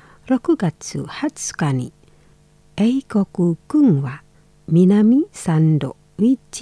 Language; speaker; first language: Japanese; non-native, fluent; Indonesian